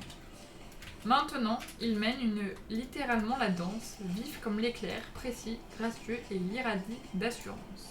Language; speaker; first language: French; native; French